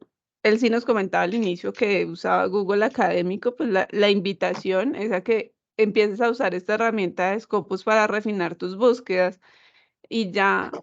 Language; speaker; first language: Spanish; native; Spanish